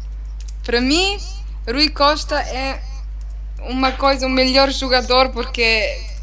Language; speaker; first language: Portuguese; non-native, learner; Italian